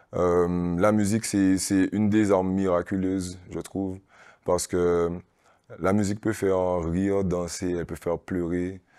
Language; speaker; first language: French; native; French